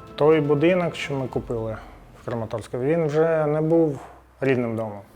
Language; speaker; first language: Ukrainian; native; Ukrainian